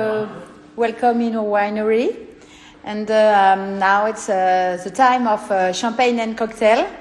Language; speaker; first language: English; non-native, learner; French